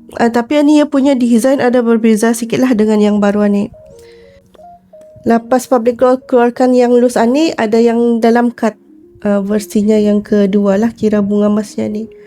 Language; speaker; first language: Malay; native; Malay